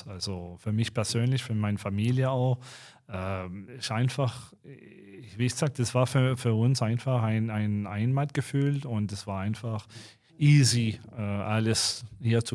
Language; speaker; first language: German; non-native, fluent; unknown